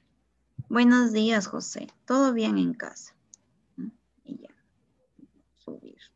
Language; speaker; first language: Spanish; native; Spanish